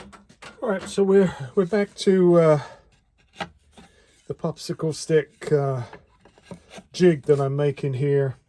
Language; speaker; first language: English; native; English